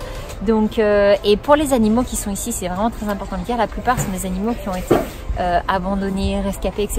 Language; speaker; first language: French; native; French